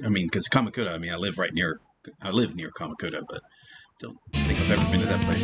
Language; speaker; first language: English; native; English